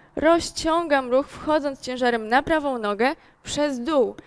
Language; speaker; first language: Polish; native; Polish